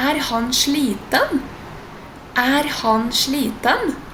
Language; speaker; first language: Norwegian; non-native, fluent; Portuguese